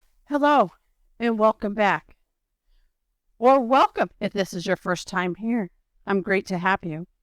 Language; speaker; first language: English; native; English